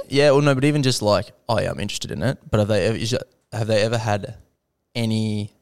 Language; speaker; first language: English; native; English